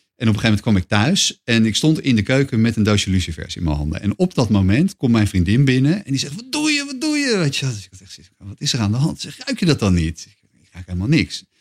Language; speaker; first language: Dutch; native; Dutch